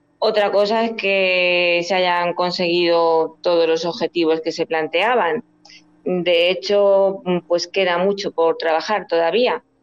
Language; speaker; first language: Spanish; native; Spanish